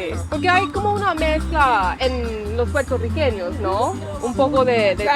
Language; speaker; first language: Spanish; non-native, learner; English